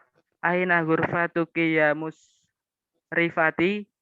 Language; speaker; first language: Arabic; non-native, learner; Indonesian